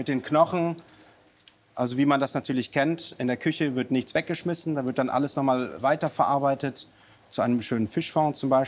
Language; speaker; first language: German; native; German